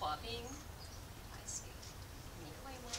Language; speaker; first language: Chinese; non-native, learner; English